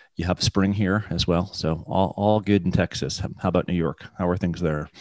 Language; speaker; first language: English; native; English